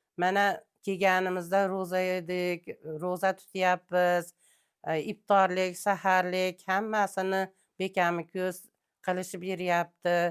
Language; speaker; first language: Uzbek; native; Uzbek